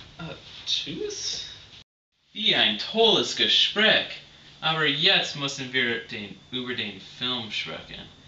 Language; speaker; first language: German; non-native, learner; English